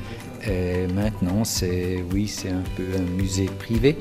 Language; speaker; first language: French; non-native, fluent; German